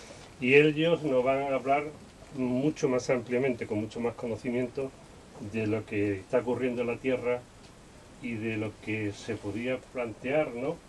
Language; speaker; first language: Spanish; native; Spanish